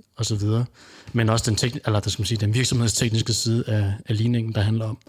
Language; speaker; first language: Danish; native; Danish